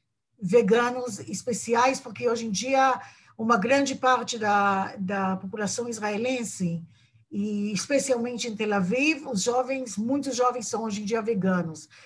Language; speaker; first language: Portuguese; non-native, fluent; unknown